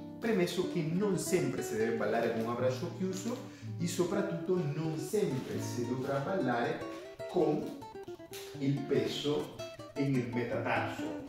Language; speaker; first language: Italian; non-native, fluent; Spanish